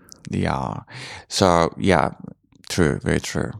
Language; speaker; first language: English; non-native, fluent; Persian